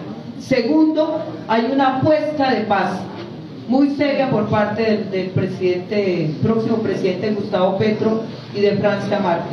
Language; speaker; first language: Spanish; native; Spanish